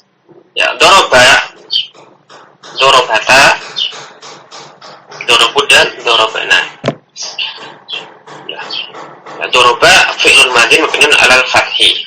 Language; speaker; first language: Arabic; non-native, fluent; Indonesian